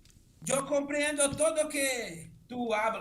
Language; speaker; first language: Spanish; non-native, learner; Portuguese